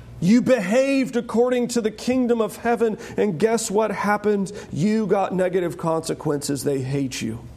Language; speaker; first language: English; native; English